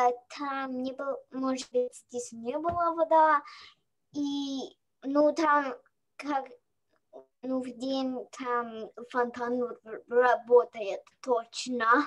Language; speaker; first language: Russian; early bilingual, heritage; Russian